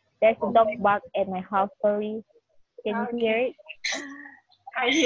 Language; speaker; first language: English; non-native, learner; Malay